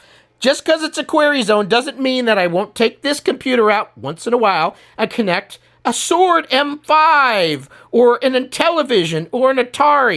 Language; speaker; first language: English; native; English